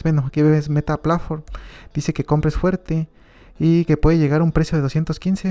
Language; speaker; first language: Spanish; native; Spanish